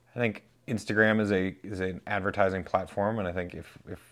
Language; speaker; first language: English; native; English